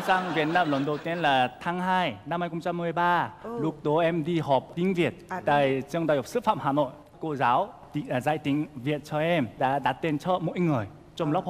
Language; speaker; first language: Vietnamese; non-native, fluent; Korean